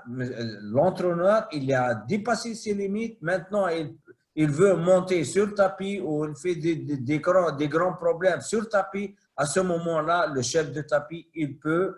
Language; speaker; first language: French; non-native, fluent; Arabic